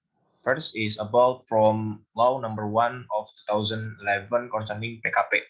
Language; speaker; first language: English; non-native, learner; Indonesian